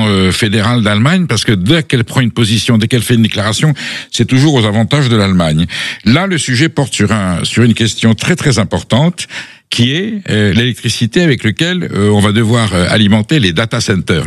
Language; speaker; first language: French; native; French